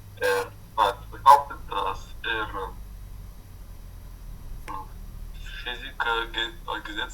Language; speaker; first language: German; non-native, learner; Ukrainian